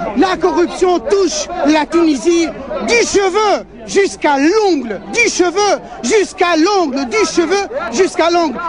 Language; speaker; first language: French; non-native, local second language; Arabic